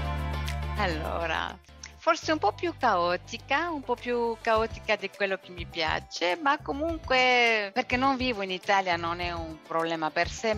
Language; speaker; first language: Italian; non-native, fluent; Spanish